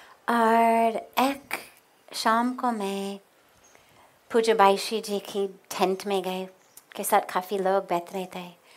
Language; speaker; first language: Hindi; non-native, learner; English